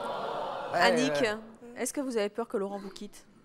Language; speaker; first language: French; native; French